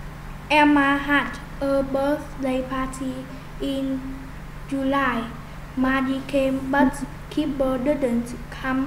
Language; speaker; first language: English; non-native, learner; Vietnamese